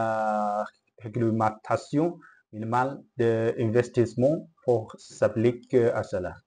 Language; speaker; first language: French; non-native, learner; Chinese